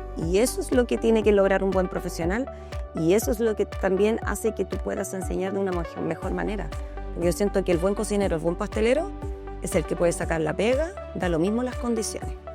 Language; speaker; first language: Spanish; early bilingual, other home language; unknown